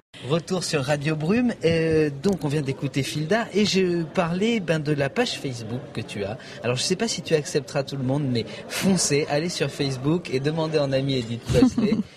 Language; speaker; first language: French; native; French